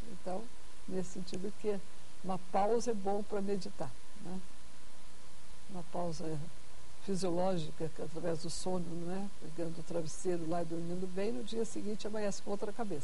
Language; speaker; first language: Portuguese; native; Portuguese